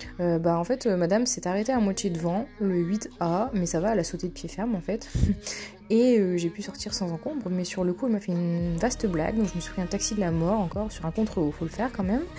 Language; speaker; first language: French; native; French